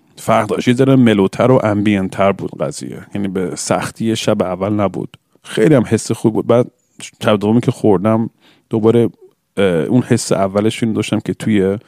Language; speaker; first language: Persian; early bilingual, other home language; English